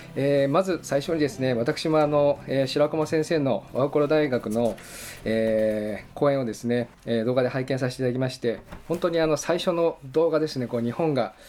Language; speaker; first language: Japanese; native; Japanese